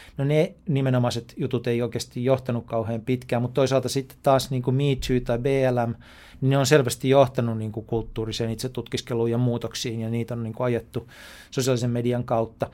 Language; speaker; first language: Finnish; native; Finnish